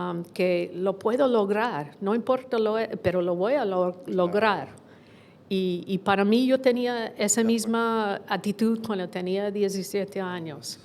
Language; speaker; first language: Spanish; non-native, fluent; English